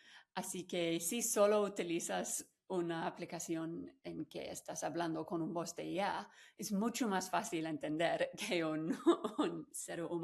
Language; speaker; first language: Spanish; non-native, fluent; English